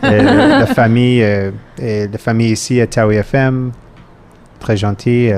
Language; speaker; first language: French; non-native, learner; English